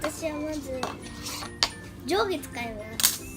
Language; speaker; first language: Japanese; early bilingual, heritage; Japanese